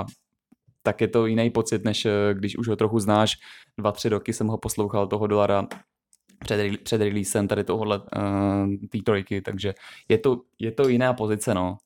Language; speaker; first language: Czech; native; Czech